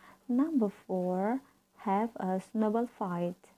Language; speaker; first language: English; non-native, fluent; Indonesian